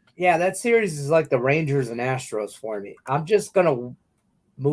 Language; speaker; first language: English; native; English